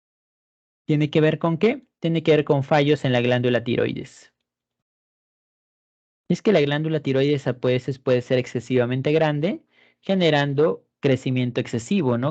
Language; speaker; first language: Spanish; native; Spanish